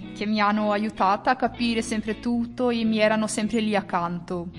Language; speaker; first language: Italian; non-native, fluent; Portuguese